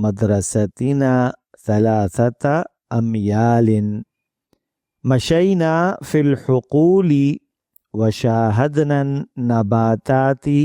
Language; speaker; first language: Arabic; non-native, fluent; Urdu